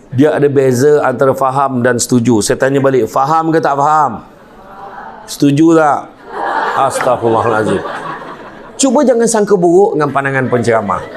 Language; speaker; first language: Malay; native; Malay